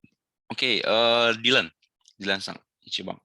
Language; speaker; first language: Indonesian; native; Indonesian